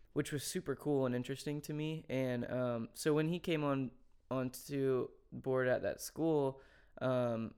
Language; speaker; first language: English; native; English